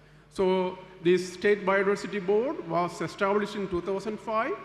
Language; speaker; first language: English; non-native, local second language; Malayalam